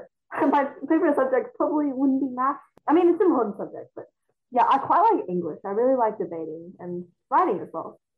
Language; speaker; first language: English; non-native, fluent; Chinese